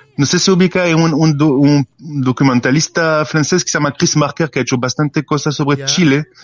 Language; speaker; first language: Spanish; non-native, learner; French